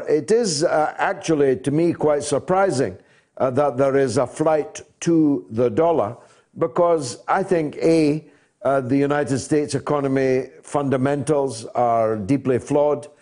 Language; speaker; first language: English; native; English